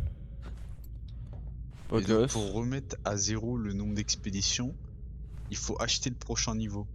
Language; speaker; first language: French; native; French